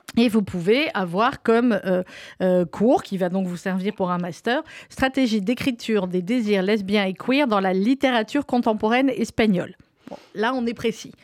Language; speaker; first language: French; native; French